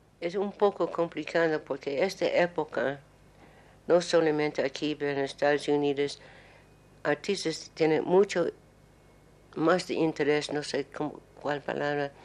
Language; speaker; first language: Spanish; non-native, learner; English